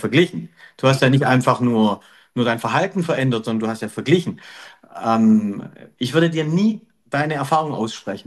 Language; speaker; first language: German; native; German